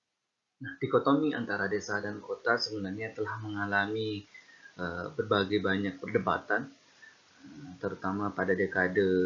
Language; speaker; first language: Indonesian; native; Indonesian